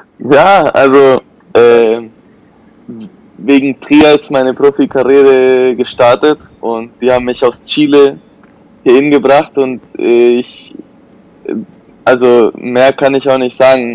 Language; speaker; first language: German; non-native, fluent; Spanish